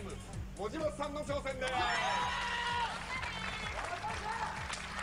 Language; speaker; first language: Japanese; native; Japanese